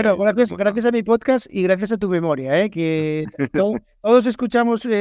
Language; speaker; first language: Spanish; native; Spanish